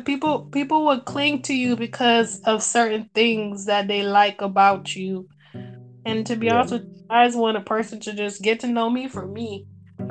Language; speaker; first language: English; native; English